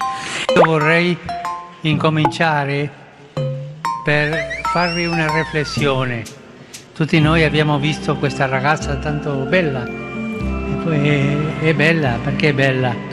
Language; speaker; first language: Italian; non-native, fluent; Spanish